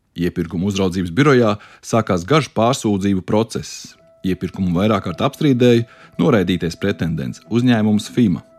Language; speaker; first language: Latvian; native; Latvian